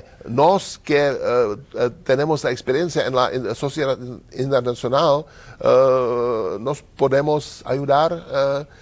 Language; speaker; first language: Spanish; non-native, learner; Czech